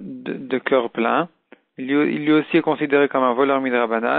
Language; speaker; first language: French; native; French